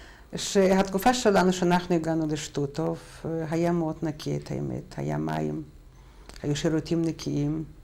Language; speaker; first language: Hebrew; non-native, fluent; Russian